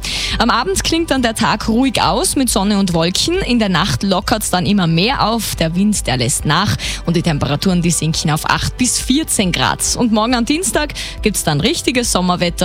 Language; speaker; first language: German; native; German